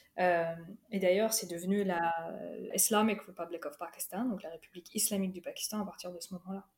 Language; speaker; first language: French; early bilingual, other home language; Urdu